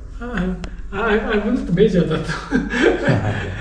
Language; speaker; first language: English; non-native, learner; Japanese